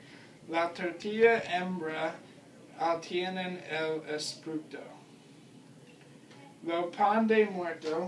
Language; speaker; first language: Spanish; non-native, learner; English